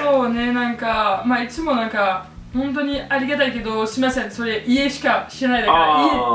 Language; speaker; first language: Japanese; non-native, learner; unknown